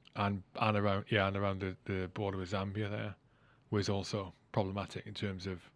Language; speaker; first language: English; native; English